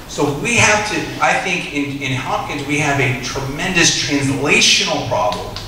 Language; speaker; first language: English; native; English